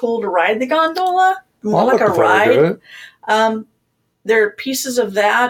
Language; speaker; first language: English; native; English